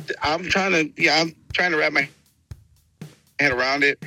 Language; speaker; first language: English; early bilingual, other home language; Spanish